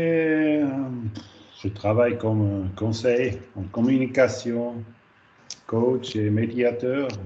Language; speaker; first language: French; non-native, learner; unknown